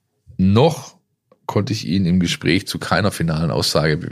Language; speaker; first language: German; native; German